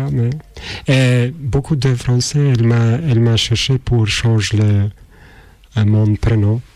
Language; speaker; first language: French; non-native, learner; Albanian